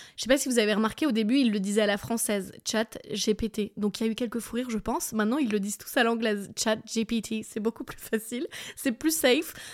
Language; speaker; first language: French; early bilingual, other home language; English